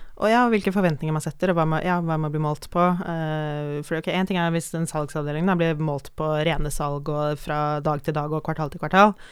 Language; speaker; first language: Norwegian; native; Norwegian